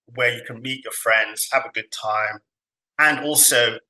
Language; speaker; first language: English; non-native, fluent; Somali